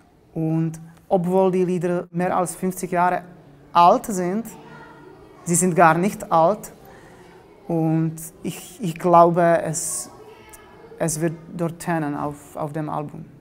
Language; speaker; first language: German; non-native, fluent; Czech